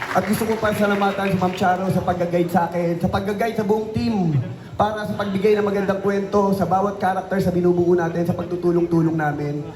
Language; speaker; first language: Filipino; native; Filipino